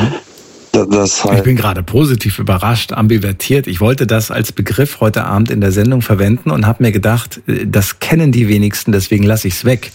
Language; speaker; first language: German; native; German